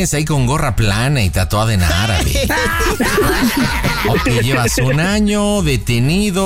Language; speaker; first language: Spanish; native; Spanish